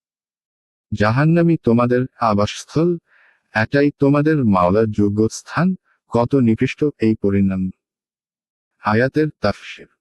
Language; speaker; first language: Bangla; native; Bangla